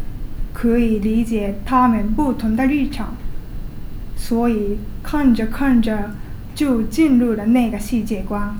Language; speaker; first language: Chinese; non-native, learner; Japanese